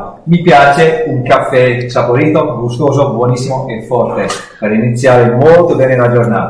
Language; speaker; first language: Italian; non-native, fluent; English